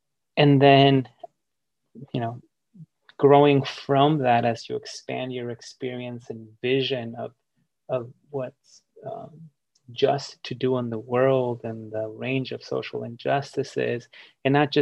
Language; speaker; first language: English; early bilingual, other home language; Spanish